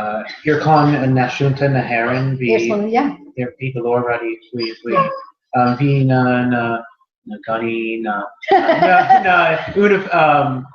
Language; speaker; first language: Irish; non-native, learner; English